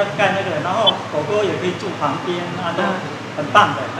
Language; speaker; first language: Chinese; native; Chinese